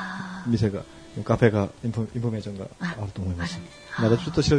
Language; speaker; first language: Japanese; non-native, learner; Korean